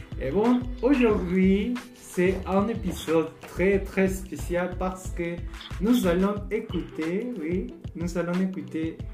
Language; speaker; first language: French; non-native, fluent; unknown